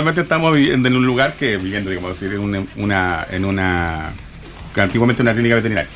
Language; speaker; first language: Spanish; native; Spanish